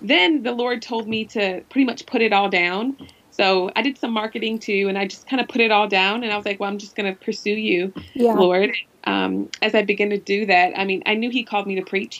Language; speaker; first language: English; native; English